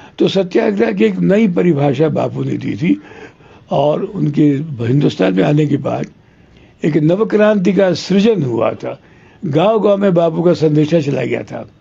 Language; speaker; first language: Hindi; non-native, local second language; Telugu